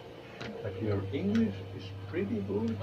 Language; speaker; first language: English; non-native, fluent; German